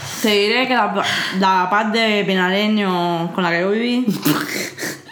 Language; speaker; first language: Spanish; early bilingual, heritage; Spanish